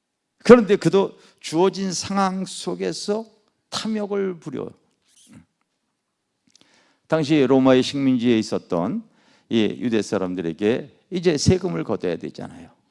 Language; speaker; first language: Korean; native; Korean